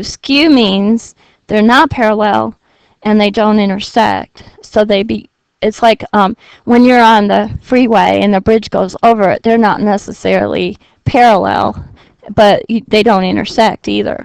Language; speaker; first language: English; native; English